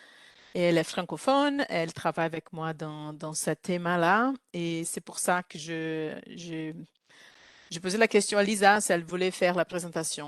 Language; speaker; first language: French; non-native, learner; Portuguese